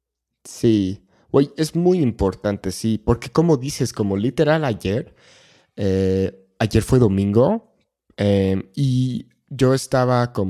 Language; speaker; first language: Spanish; non-native, fluent; English